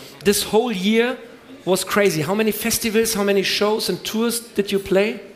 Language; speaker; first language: English; non-native, fluent; German